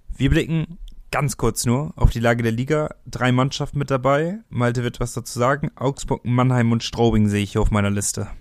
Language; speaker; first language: German; native; German